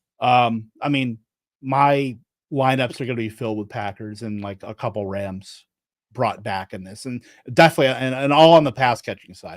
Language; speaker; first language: English; native; English